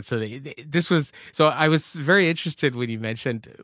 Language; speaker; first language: English; native; English